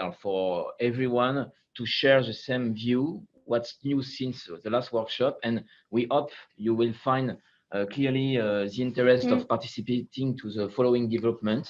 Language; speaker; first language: English; non-native, fluent; French